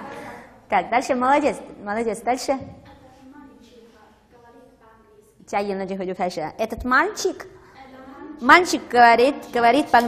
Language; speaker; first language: Russian; non-native, fluent; Chinese